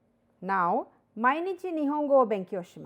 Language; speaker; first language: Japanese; non-native, fluent; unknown